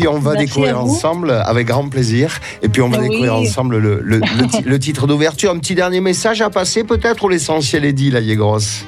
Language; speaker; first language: French; native; French